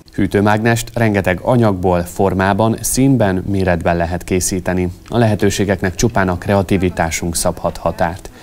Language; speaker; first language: Hungarian; native; Hungarian